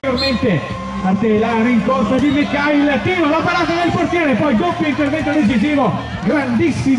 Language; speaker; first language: Italian; native; Italian